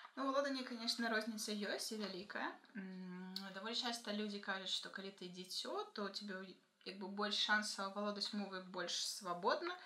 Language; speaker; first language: Belarusian; native; Belarusian